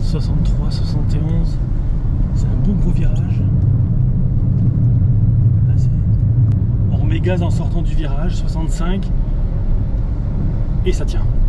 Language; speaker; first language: French; native; French